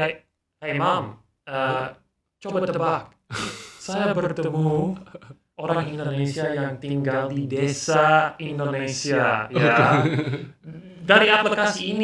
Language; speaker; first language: Indonesian; non-native, learner; English